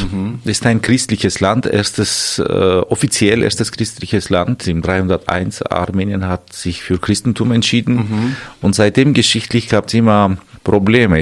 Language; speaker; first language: German; non-native, fluent; Armenian